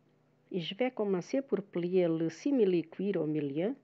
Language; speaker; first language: French; non-native, fluent; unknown